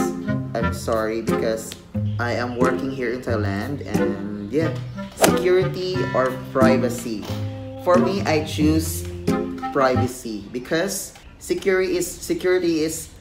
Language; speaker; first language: English; non-native, local second language; Filipino